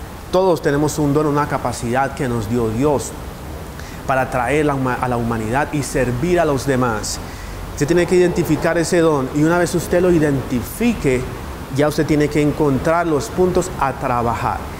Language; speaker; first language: Spanish; native; Spanish